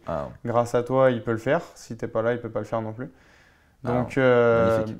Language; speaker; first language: French; native; French